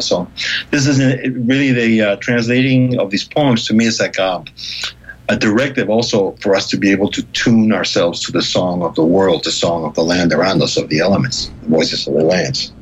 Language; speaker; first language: English; non-native, fluent; Spanish